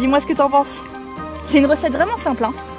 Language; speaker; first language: French; native; French